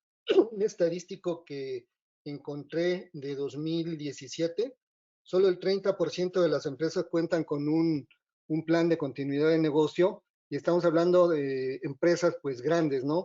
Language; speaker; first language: Spanish; native; Spanish